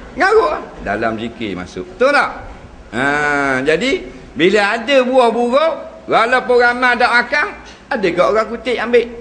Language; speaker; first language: Malay; native; Malay